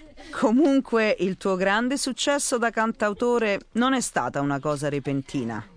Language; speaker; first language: Italian; native; Italian